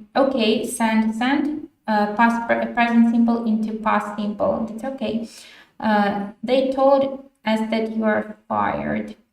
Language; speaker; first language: English; non-native, fluent; Ukrainian